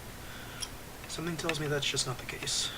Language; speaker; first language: English; native; English